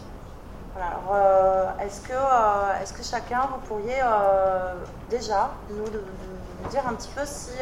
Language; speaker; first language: French; native; French